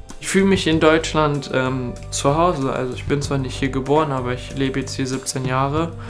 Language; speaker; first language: German; early bilingual, other home language; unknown